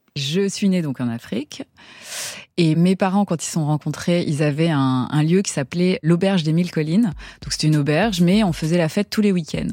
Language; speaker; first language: French; early bilingual, heritage; French